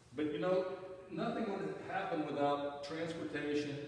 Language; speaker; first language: English; native; English